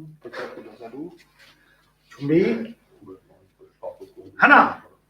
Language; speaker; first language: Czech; native; Czech